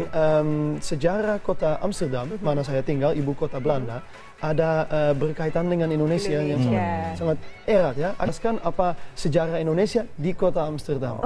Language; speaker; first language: Indonesian; non-native, fluent; Dutch